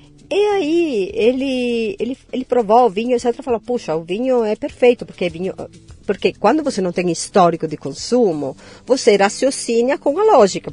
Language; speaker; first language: Portuguese; non-native, fluent; Italian